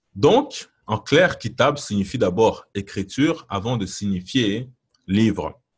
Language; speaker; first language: French; non-native, local second language; Lingala